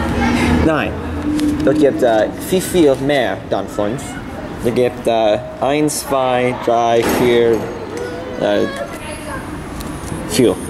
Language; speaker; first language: German; non-native, learner; English